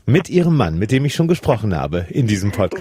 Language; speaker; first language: German; native; German